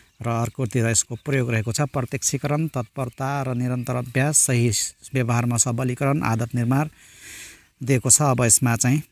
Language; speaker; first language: Nepali; non-native, local second language; Rana Tharu